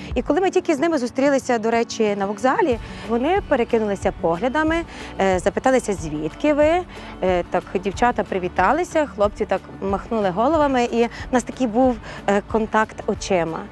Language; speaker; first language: Ukrainian; native; Ukrainian